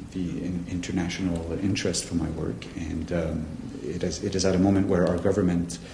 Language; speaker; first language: English; non-native, fluent; French